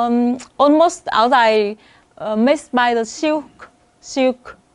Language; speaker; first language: English; non-native, learner; Vietnamese